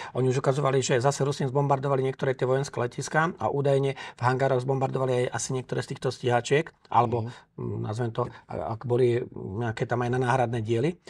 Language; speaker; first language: Slovak; native; Slovak